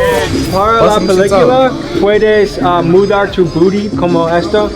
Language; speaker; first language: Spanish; non-native, learner; English